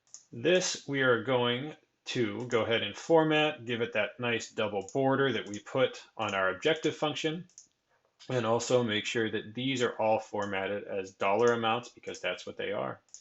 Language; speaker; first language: English; native; English